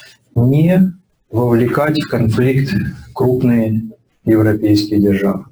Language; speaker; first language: Russian; native; Russian